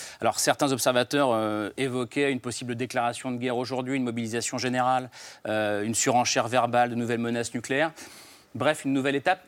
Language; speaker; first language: French; native; French